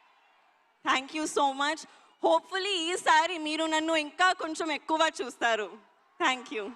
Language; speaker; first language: Telugu; non-native, learner; Hindi